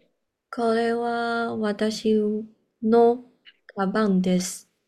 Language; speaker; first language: Japanese; non-native, learner; Chinese